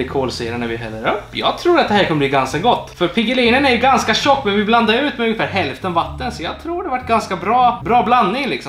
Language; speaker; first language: Swedish; native; Swedish